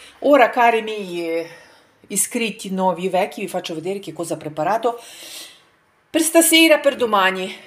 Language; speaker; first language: Italian; non-native, fluent; Ukrainian